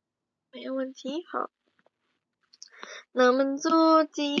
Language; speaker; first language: Chinese; non-native, fluent; Indonesian